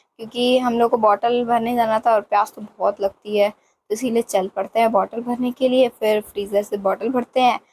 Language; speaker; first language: Hindi; native; Hindi